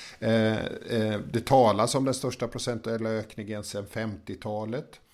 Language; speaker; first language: Swedish; native; Swedish